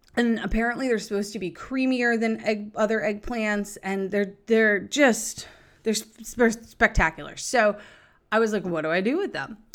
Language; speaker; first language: English; native; English